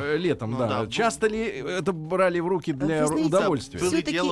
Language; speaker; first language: Russian; native; Russian